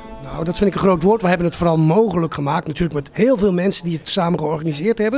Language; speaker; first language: Dutch; native; Dutch